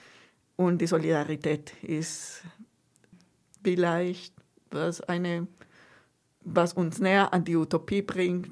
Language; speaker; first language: German; non-native, fluent; Spanish